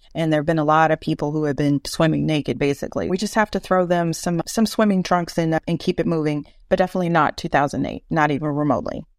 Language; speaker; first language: English; native; English